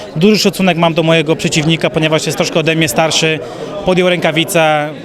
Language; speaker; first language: Polish; native; Polish